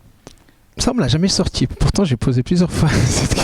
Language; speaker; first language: French; non-native, local second language; Arabic